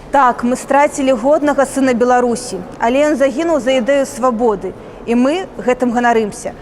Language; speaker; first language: Belarusian; native; Belarusian